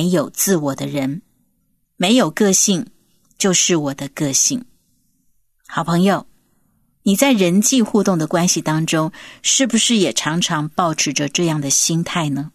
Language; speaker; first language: Chinese; native; Chinese